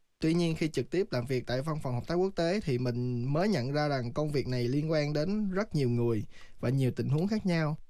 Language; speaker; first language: Vietnamese; native; Vietnamese